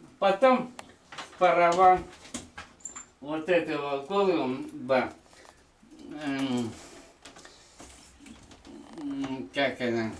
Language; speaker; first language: Russian; non-native, local second language; Ukrainian